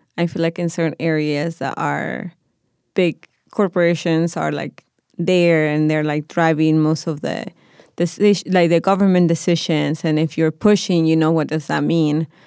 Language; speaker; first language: English; non-native, fluent; Spanish